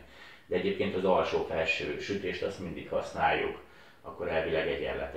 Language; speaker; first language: Hungarian; native; Hungarian